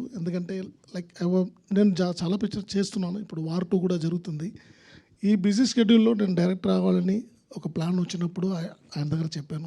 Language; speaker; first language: Telugu; non-native, local second language; Tamil